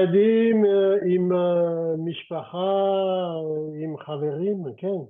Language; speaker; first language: Hebrew; non-native, learner; French